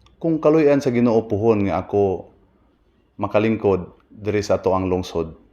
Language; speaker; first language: Cebuano; non-native, local second language; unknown